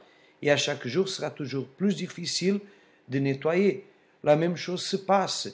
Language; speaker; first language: French; non-native, fluent; Portuguese